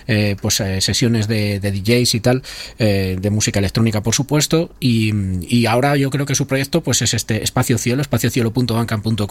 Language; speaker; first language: Spanish; native; Spanish